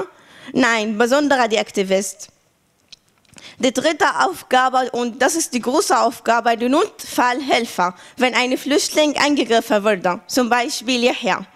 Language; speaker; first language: German; non-native, learner; Arabic